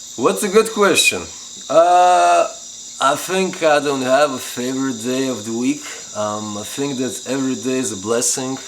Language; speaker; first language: English; non-native, fluent; Lithuanian